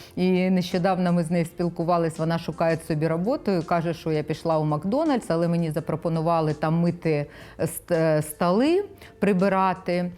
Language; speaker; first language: Ukrainian; non-native, local second language; Russian